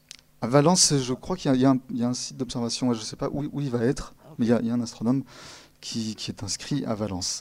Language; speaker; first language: French; native; French